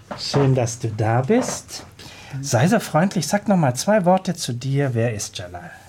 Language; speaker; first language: German; native; German